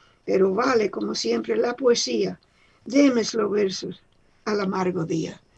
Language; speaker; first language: Spanish; early bilingual, heritage; Spanish